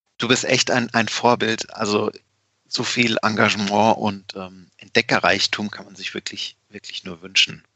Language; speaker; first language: German; native; German